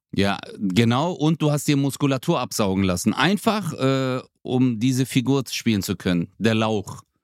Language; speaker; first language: German; early bilingual, other home language; Turkish